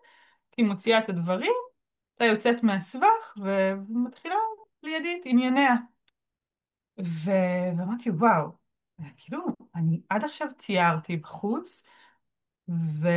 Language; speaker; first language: Hebrew; native; Hebrew